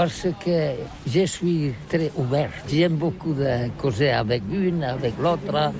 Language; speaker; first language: French; non-native, learner; Catalan